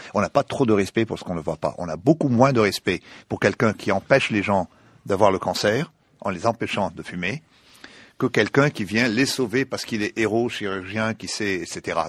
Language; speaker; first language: French; non-native, local second language; Arabic